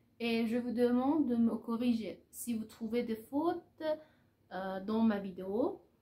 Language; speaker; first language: French; non-native, fluent; Persian